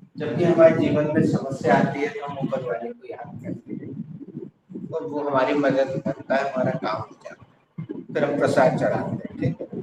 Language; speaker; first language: Hindi; native; Hindi